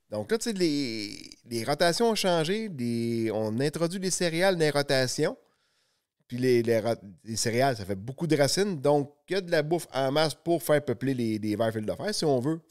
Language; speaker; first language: French; native; French